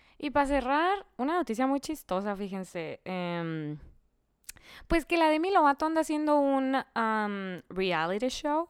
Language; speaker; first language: Spanish; native; Spanish